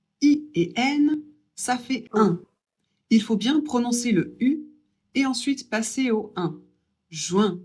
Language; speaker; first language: French; native; French